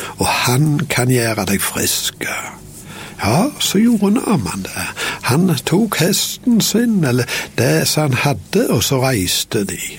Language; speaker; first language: Norwegian; native; Norwegian